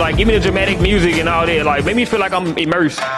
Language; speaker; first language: English; native; English